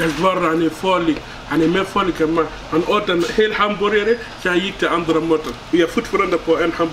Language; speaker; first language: Swedish; non-native, learner; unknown